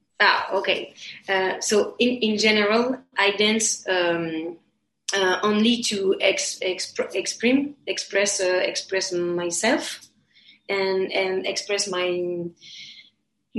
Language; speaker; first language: English; non-native, learner; French